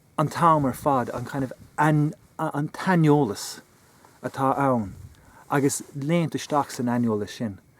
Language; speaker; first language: Irish; non-native, local second language; English